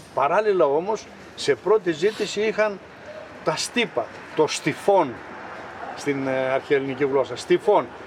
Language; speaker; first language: Greek; native; Greek